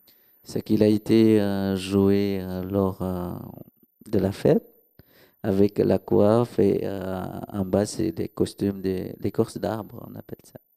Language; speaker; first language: French; non-native, local second language; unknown